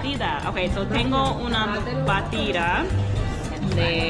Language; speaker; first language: Spanish; non-native, learner; English